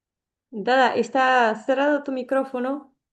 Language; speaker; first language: Spanish; non-native, fluent; Portuguese